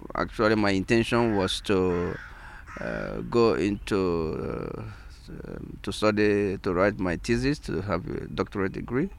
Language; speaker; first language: English; non-native, local second language; Igbo